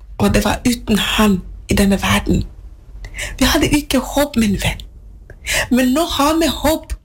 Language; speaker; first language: Norwegian; non-native, fluent; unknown